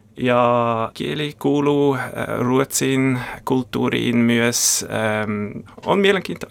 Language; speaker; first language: Finnish; non-native, fluent; German